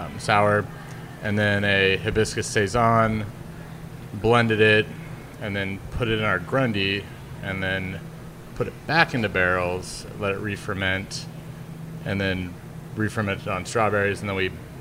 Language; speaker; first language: English; native; English